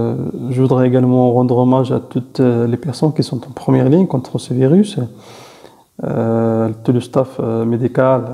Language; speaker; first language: French; non-native, fluent; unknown